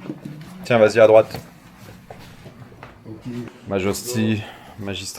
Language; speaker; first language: French; native; French